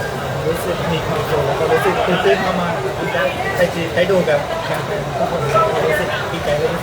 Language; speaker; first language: Thai; non-native, fluent; Burmese